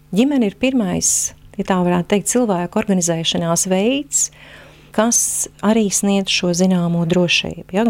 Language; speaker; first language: Latvian; native; Latvian